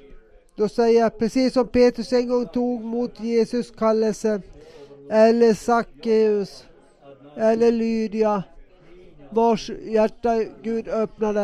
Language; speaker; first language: Swedish; non-native, local second language; Finnish